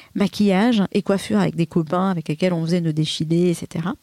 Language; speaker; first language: French; early bilingual, other home language; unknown